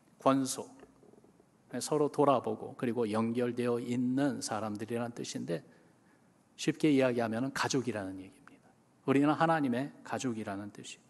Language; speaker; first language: Korean; early bilingual, other home language; English